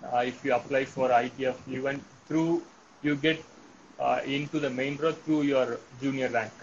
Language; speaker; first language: English; non-native, local second language; Tamil